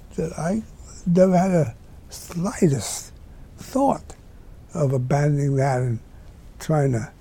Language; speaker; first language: English; native; English